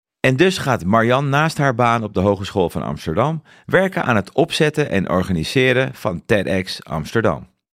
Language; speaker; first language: Dutch; native; Dutch